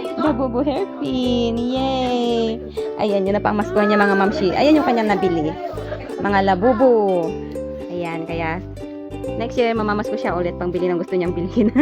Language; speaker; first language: Filipino; native; Filipino